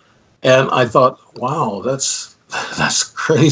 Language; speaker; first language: English; native; English